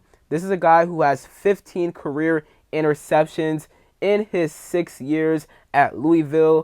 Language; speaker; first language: English; native; English